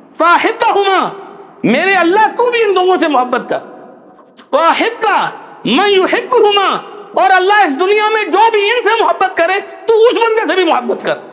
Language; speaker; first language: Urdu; non-native, local second language; Punjabi